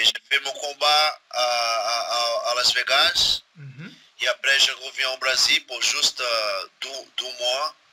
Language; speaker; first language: French; non-native, learner; Portuguese